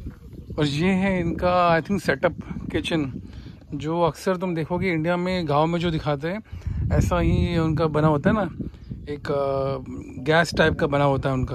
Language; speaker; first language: Hindi; native; Hindi